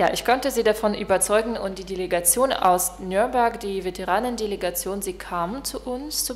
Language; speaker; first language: German; non-native, fluent; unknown